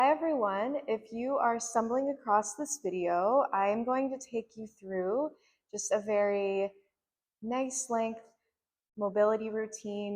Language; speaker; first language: English; native; English